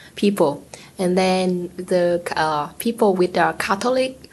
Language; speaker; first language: English; non-native, learner; Vietnamese